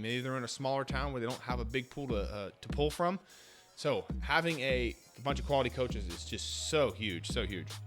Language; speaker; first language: English; native; English